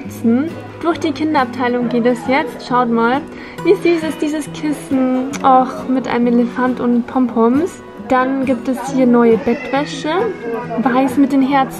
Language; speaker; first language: German; native; German